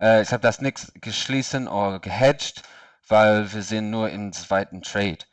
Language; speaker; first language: German; non-native, learner; English